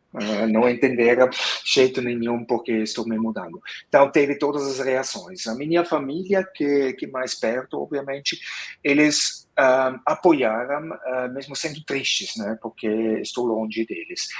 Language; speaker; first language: Portuguese; non-native, fluent; Swiss German